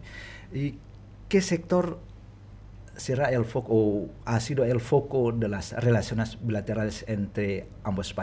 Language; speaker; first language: Spanish; non-native, fluent; Indonesian